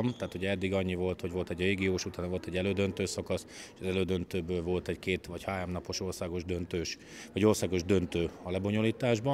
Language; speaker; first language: Hungarian; native; Hungarian